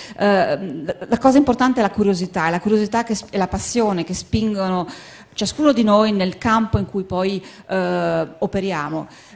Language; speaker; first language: Italian; native; Italian